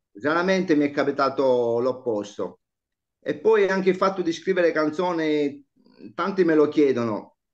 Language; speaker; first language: Italian; native; Italian